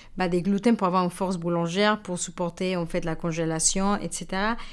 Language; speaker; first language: French; non-native, fluent; Spanish